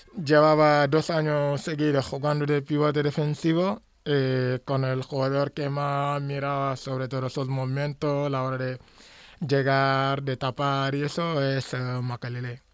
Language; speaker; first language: Spanish; non-native, local second language; Fang